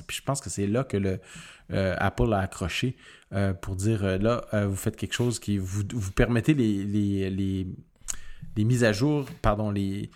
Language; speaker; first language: French; native; French